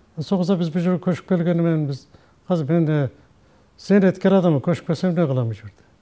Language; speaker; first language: Kazakh; early bilingual, heritage; Kazakh